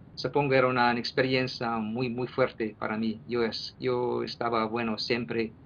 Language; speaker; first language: Spanish; non-native, fluent; English